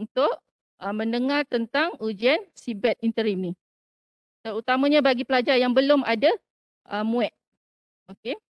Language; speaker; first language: Malay; native; Malay